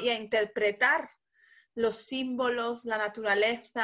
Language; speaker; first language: Spanish; native; Spanish